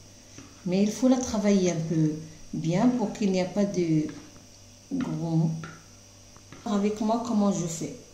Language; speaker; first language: French; non-native, local second language; Arabic